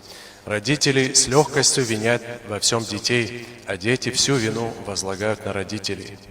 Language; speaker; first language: Russian; non-native, local second language; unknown